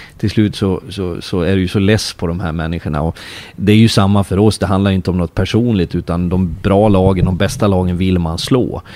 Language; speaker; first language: Swedish; native; Swedish